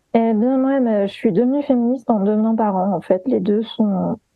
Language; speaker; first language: French; native; French